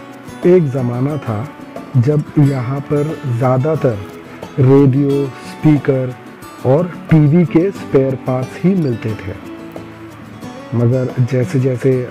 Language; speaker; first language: Hindi; native; Hindi